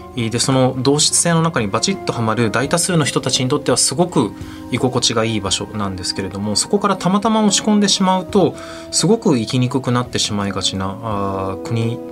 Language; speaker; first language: Japanese; native; Japanese